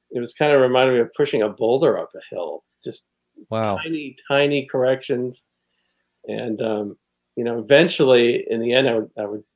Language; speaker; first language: English; native; English